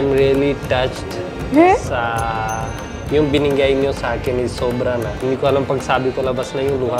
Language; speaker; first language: Filipino; non-native, learner; Punjabi